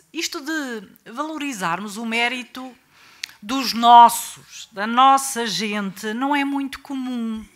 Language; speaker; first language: Portuguese; native; Portuguese